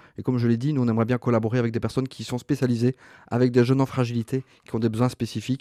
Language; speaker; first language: French; native; French